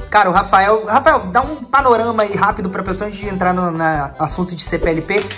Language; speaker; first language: Portuguese; native; Portuguese